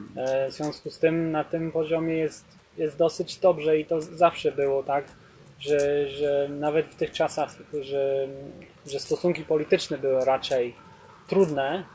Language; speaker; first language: Polish; non-native, fluent; German